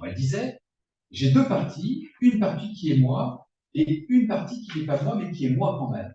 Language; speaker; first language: French; native; French